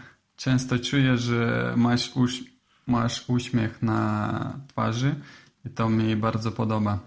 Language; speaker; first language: Polish; non-native, learner; Russian